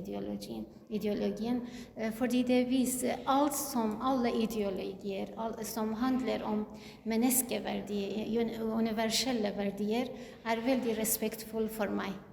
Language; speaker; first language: Norwegian; non-native, learner; Kurdish